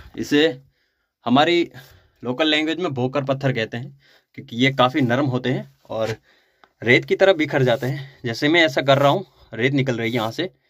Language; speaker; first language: Hindi; non-native, local second language; Kachhi